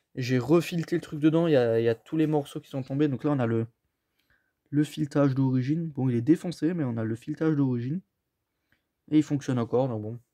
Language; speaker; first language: French; native; French